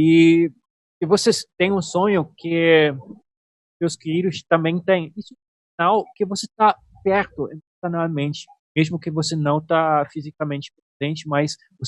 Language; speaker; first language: Portuguese; non-native, fluent; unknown